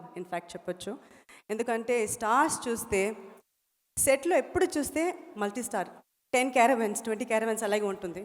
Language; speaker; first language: Telugu; non-native, fluent; Tamil